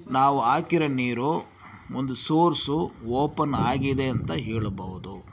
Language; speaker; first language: Kannada; non-native, local second language; Tamil